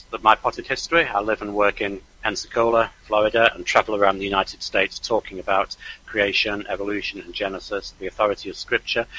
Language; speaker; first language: English; native; English